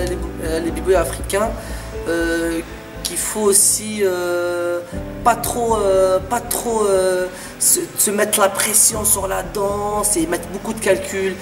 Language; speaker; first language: French; non-native, local second language; Arabic